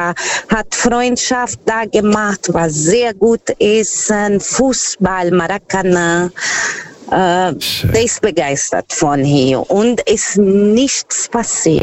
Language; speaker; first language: German; non-native, fluent; Portuguese